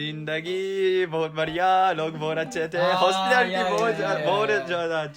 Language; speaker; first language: Hindi; non-native, learner; Japanese